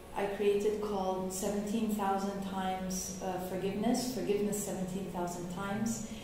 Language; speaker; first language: English; non-native, local second language; Arabic